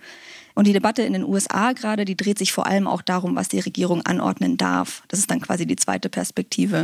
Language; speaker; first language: German; native; German